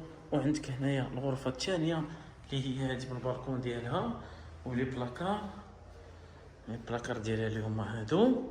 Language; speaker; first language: Arabic; native; Arabic